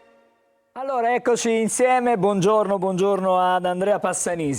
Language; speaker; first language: Italian; native; Italian